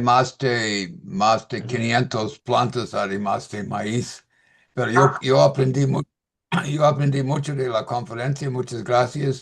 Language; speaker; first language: Spanish; non-native, fluent; English